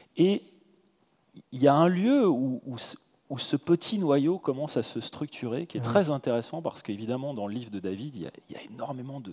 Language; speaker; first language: French; native; French